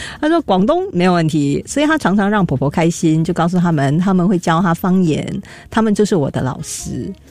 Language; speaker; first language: Chinese; native; Chinese